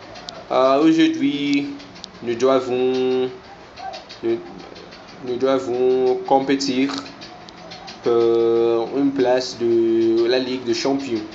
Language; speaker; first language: French; non-native, learner; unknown